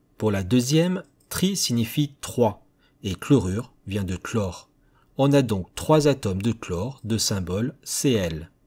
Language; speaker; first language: French; native; French